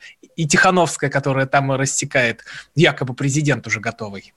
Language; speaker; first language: Russian; native; Russian